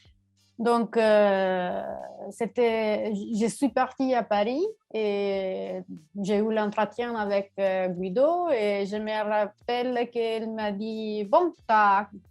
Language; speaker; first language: French; non-native, learner; Italian